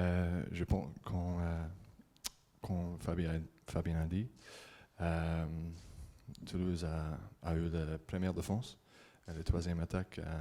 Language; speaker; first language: French; non-native, learner; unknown